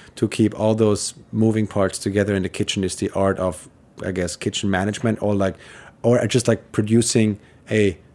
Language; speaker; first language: English; non-native, fluent; German